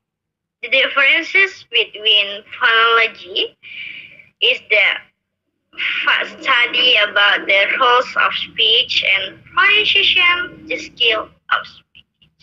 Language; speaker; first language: English; non-native, learner; Indonesian